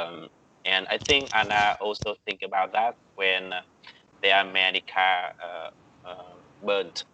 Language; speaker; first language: English; non-native, learner; Vietnamese